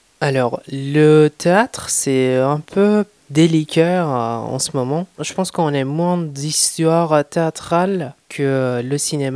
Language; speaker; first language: French; non-native, fluent; Persian